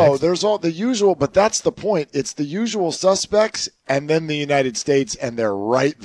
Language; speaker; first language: English; native; English